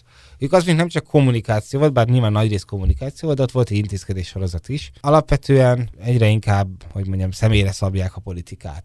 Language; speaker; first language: Hungarian; native; Hungarian